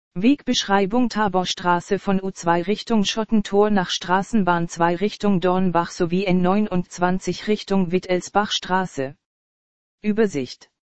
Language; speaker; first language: German; native; German